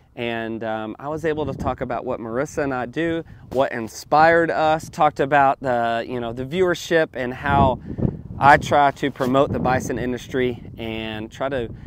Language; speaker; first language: English; native; English